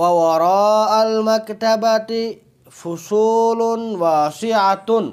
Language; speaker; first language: Arabic; non-native, learner; Urdu